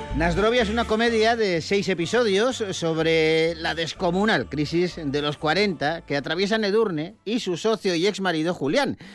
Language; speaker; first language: Spanish; native; Spanish